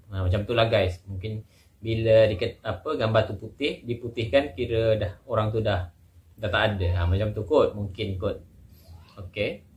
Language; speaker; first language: Malay; native; Malay